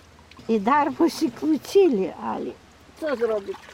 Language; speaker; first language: Polish; non-native, local second language; Ukrainian